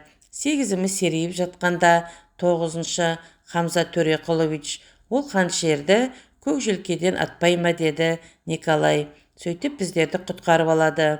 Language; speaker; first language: Kazakh; native; Kazakh